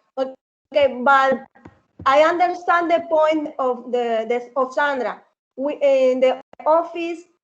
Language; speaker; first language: English; non-native, learner; Spanish